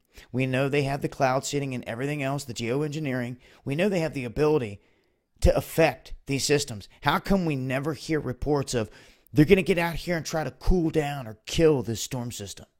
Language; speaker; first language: English; native; English